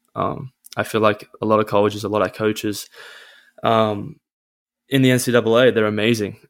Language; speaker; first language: English; native; English